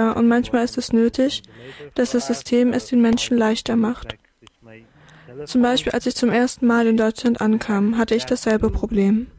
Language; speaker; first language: German; non-native, fluent; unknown